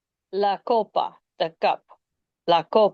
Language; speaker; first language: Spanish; non-native, learner; English